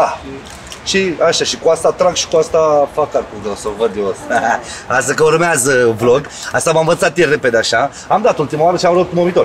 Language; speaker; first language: Romanian; native; Romanian